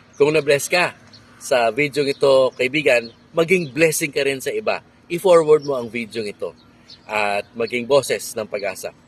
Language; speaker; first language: Filipino; native; Filipino